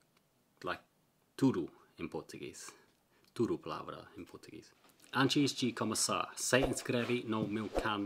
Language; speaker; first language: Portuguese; non-native, learner; English